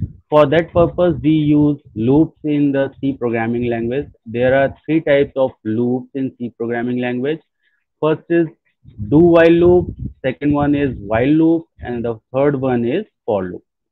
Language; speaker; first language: English; non-native, local second language; Hindi